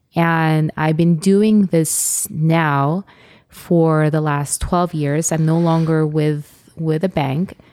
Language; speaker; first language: English; non-native, local second language; Filipino